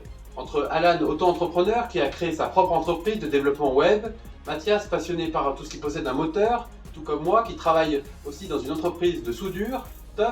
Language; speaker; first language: French; native; French